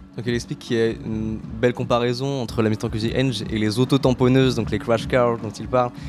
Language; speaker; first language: French; native; French